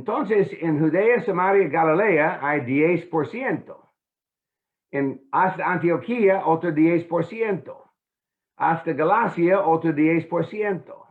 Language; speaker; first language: Spanish; non-native, fluent; English